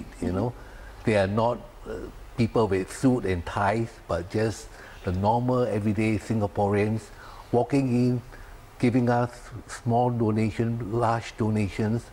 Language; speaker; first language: English; non-native, local second language; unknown